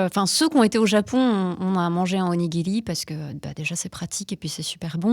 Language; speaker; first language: French; native; French